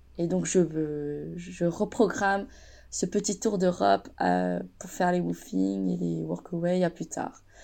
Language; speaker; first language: French; native; French